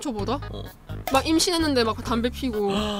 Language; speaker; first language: Korean; native; Korean